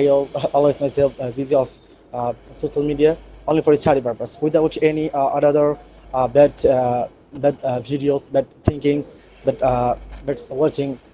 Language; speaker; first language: English; non-native, learner; Bangla